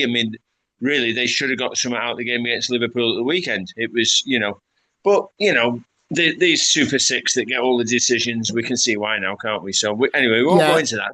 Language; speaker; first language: English; native; English